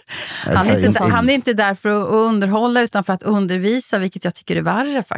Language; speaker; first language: Swedish; native; Swedish